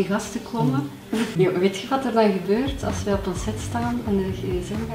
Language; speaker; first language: Dutch; native; Dutch